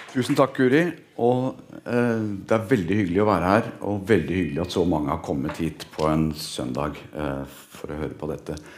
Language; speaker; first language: Norwegian; native; Norwegian